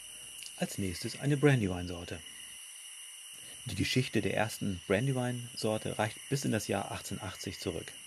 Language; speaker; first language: German; native; German